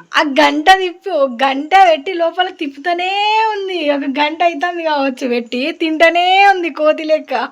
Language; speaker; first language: Telugu; non-native, local second language; Lambadi